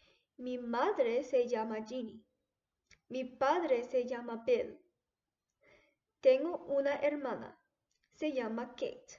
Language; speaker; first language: Spanish; non-native, fluent; English